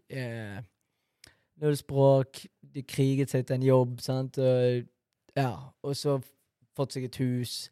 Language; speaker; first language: Norwegian; early bilingual, other home language; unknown